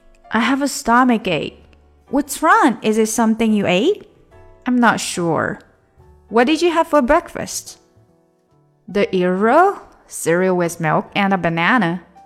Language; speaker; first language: English; non-native, fluent; Chinese